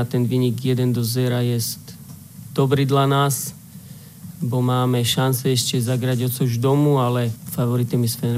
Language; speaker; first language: Polish; non-native, fluent; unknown